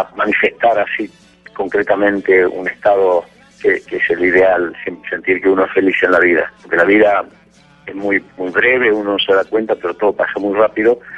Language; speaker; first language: Spanish; native; Spanish